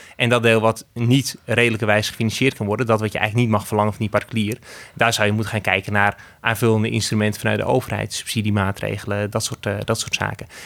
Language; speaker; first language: Dutch; native; Dutch